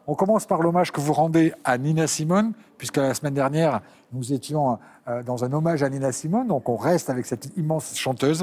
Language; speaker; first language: French; native; French